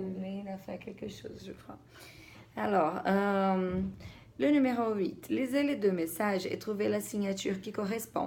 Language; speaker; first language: French; non-native, fluent; Portuguese